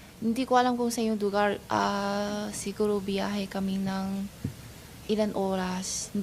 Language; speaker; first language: Filipino; non-native, learner; Chinese